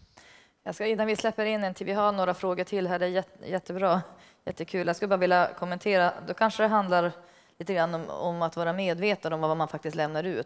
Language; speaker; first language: Swedish; native; Swedish